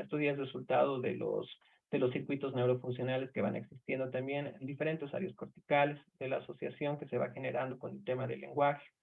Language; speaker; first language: Spanish; native; Spanish